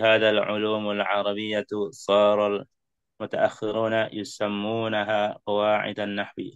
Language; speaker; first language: Arabic; non-native, fluent; Indonesian